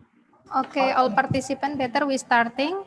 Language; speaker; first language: English; non-native, learner; Indonesian